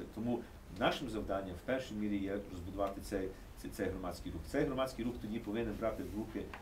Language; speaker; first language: Ukrainian; early bilingual, heritage; English